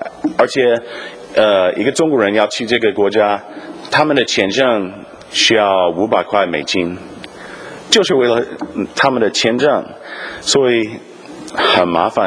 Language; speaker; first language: Chinese; non-native, fluent; English